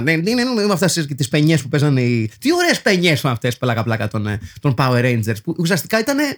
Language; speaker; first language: Greek; native; Greek